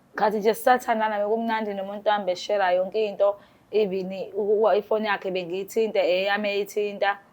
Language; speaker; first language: Zulu; native; Zulu